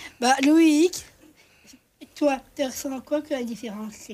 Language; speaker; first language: French; native; French